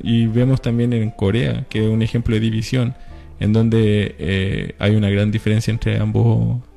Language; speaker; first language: Spanish; native; Spanish